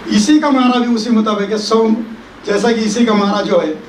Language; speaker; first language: Hindi; non-native, local second language; Marathi